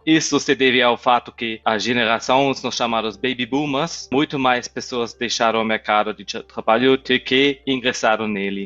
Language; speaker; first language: Portuguese; non-native, fluent; German